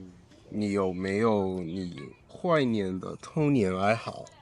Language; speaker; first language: Chinese; non-native, learner; Portuguese